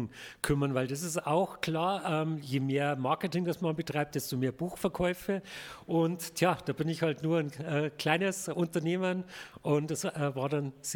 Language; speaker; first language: German; native; German